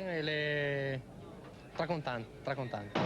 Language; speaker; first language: French; non-native, learner; Italian